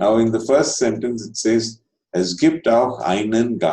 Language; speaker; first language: German; non-native, fluent; Telugu